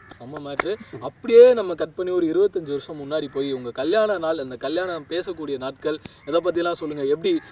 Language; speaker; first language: Tamil; native; Tamil